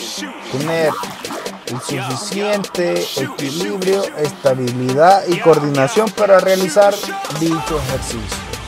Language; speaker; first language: Spanish; native; Spanish